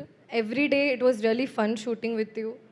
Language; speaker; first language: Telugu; non-native, fluent; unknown